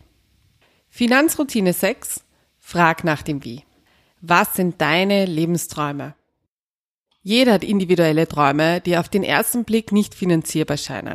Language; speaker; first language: German; native; German